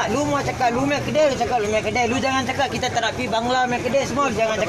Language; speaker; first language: Malay; native; Malay